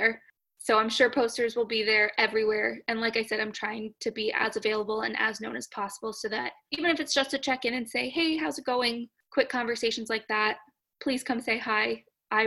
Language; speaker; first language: English; native; English